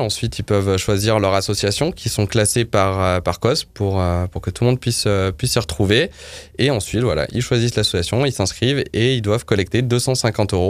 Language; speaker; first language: French; native; French